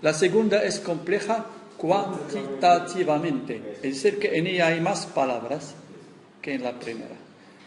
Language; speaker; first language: Spanish; non-native, fluent; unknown